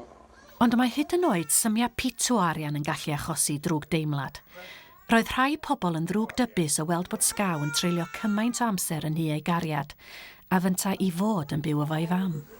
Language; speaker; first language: Welsh; native; Welsh